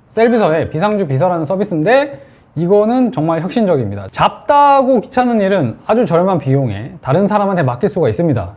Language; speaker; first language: Korean; native; Korean